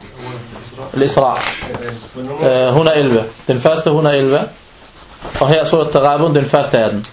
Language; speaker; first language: Danish; non-native, local second language; Arabic